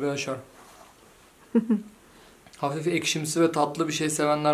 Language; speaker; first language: Turkish; native; Turkish